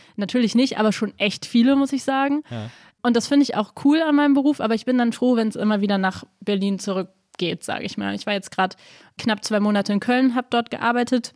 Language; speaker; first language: German; native; German